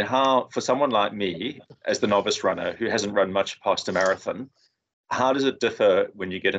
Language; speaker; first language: English; native; English